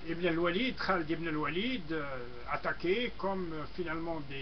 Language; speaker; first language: French; non-native, local second language; Arabic